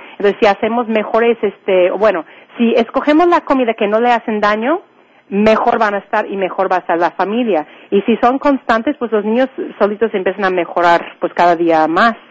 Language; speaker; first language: Spanish; non-native, fluent; English